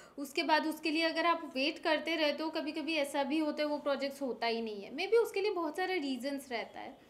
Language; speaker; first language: Hindi; non-native, local second language; Bangla